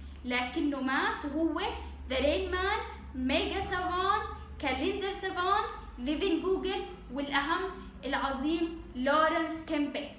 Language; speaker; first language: Arabic; native; Arabic